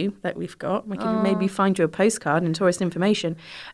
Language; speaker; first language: English; native; English